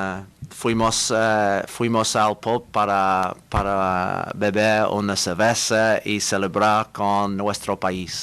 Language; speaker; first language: Spanish; non-native, learner; English